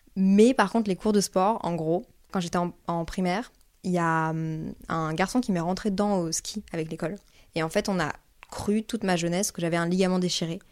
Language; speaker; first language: French; native; French